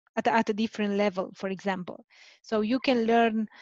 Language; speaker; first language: English; non-native, fluent; Romanian